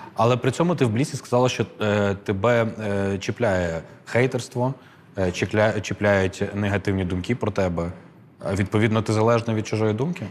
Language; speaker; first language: Ukrainian; native; Ukrainian